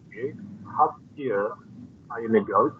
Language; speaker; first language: German; non-native, learner; Indonesian